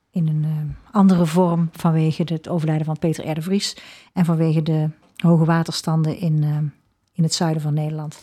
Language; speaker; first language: Dutch; native; Dutch